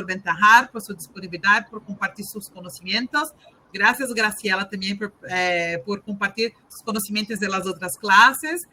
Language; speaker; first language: Spanish; non-native, learner; Portuguese